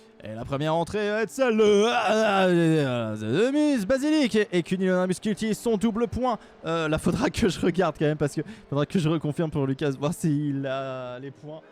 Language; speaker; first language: French; native; French